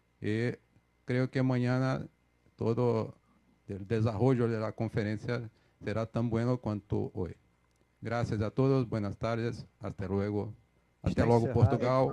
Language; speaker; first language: Spanish; non-native, fluent; Portuguese